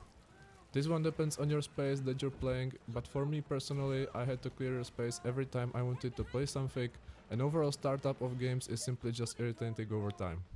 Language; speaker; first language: English; non-native, fluent; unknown